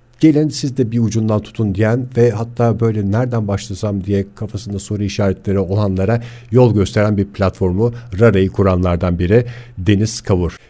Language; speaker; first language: Turkish; native; Turkish